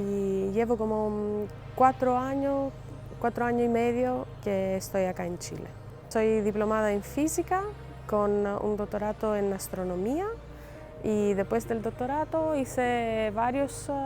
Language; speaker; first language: Spanish; non-native, fluent; Greek